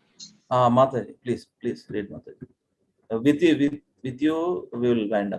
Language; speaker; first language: English; non-native, local second language; Telugu